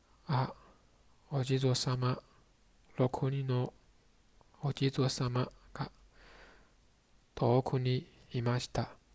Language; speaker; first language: Japanese; non-native, learner; Chinese